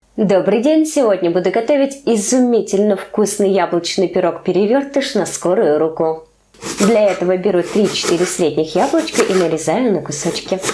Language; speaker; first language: Russian; native; Russian